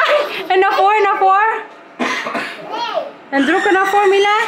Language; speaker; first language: Dutch; non-native, learner; Filipino